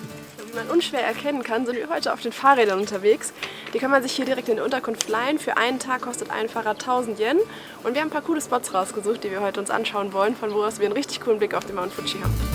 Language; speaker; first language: German; native; German